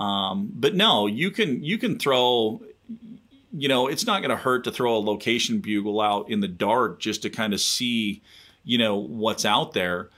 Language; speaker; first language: English; native; English